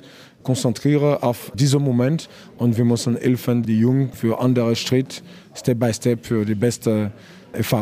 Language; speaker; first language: German; non-native, learner; French